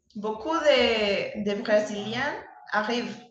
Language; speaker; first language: French; non-native, learner; Spanish